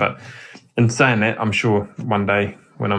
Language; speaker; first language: English; native; English